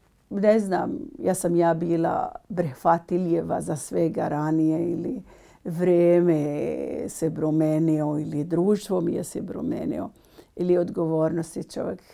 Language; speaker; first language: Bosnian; non-native, learner; Arabic